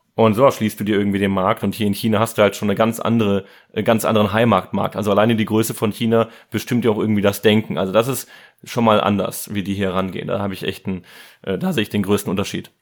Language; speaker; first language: German; native; German